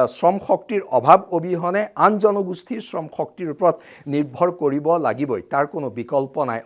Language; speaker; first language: Assamese; native; Assamese